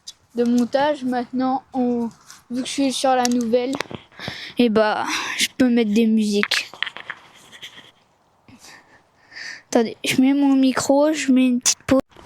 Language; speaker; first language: French; native; French